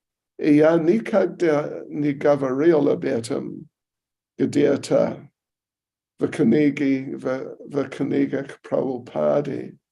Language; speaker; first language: Russian; non-native, learner; English